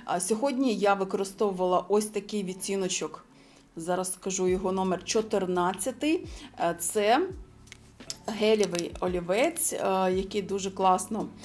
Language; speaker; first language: Ukrainian; non-native, local second language; Russian